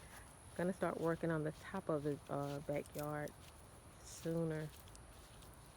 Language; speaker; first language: English; native; English